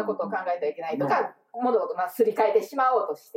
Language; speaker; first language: Japanese; native; Japanese